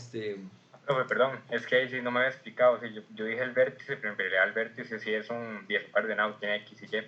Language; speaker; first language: Spanish; native; Spanish